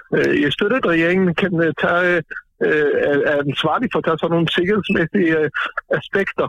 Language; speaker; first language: Danish; non-native, fluent; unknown